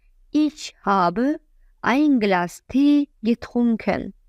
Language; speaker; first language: German; non-native, fluent; Azerbaijani